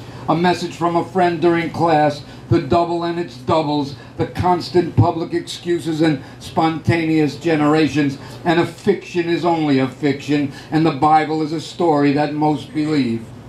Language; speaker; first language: English; native; English